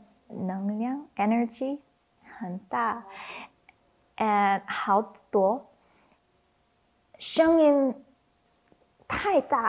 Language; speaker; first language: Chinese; non-native, learner; English